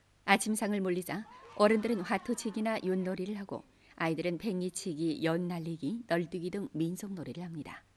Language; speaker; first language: Korean; native; Korean